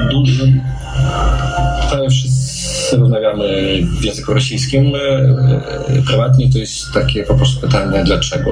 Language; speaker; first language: Polish; non-native, fluent; Russian